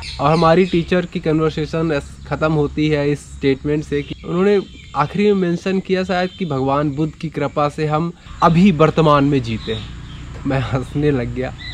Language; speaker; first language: Hindi; native; Hindi